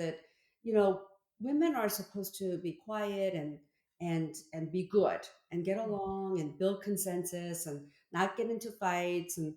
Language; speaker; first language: English; early bilingual, other home language; Korean